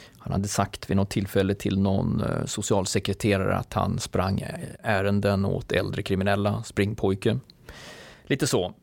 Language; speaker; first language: Swedish; native; Swedish